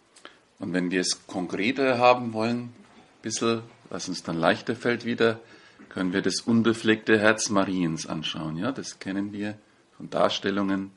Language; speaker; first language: German; native; German